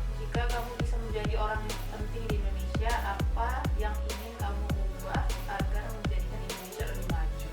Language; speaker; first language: Indonesian; native; Indonesian